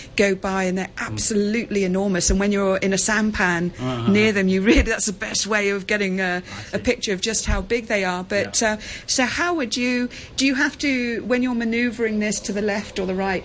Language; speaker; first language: English; native; English